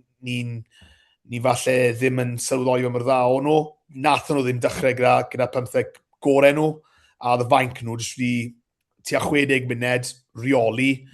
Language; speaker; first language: Welsh; native; Welsh